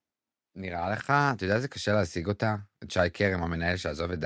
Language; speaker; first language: Hebrew; native; Hebrew